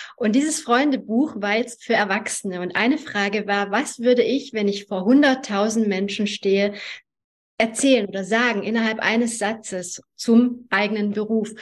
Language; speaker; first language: German; early bilingual, other home language; Hungarian